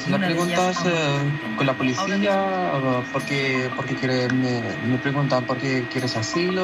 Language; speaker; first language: Spanish; non-native, local second language; Arabic